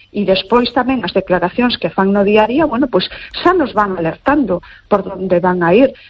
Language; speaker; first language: Galician; non-native, local second language; Spanish